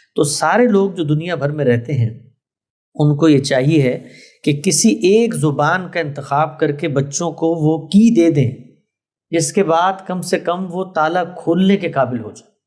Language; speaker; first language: Urdu; native; Urdu